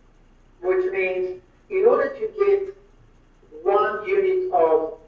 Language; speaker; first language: English; non-native, fluent; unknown